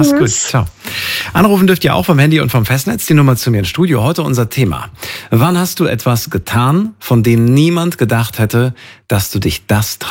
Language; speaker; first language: German; native; German